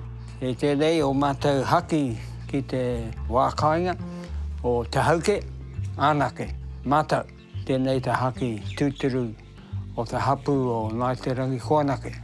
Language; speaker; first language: Māori; non-native, local second language; English